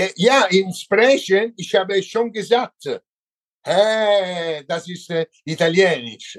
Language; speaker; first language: German; non-native, learner; Italian